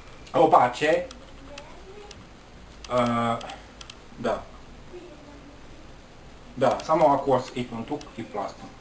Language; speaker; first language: Bulgarian; non-native, learner; Finnish